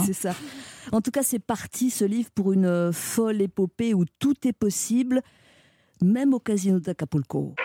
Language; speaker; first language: French; native; French